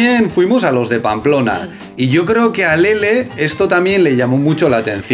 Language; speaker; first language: Spanish; native; Spanish